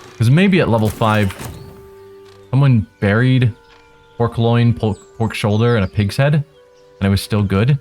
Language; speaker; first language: English; native; English